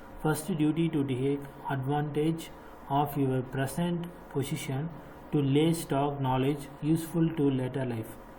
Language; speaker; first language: English; non-native, local second language; Tamil